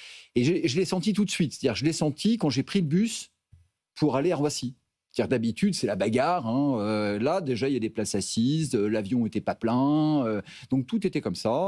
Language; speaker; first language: French; native; French